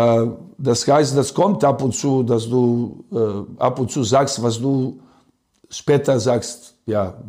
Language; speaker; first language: German; non-native, learner; Serbian